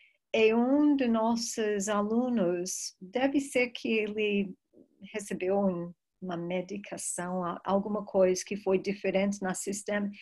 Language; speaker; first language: Portuguese; non-native, fluent; English